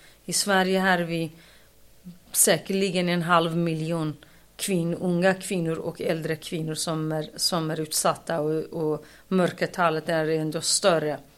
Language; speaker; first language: Swedish; non-native, fluent; Kurdish